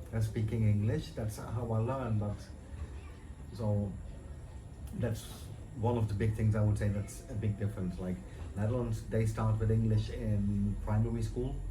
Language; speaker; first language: English; non-native, fluent; Dutch